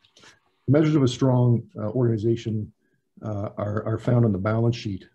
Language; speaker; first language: English; native; English